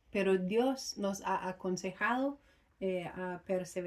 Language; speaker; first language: Spanish; non-native, fluent; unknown